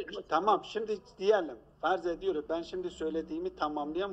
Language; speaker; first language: Turkish; native; Turkish